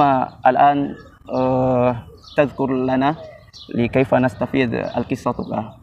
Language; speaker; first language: Arabic; non-native, learner; Indonesian